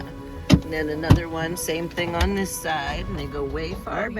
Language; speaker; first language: English; native; English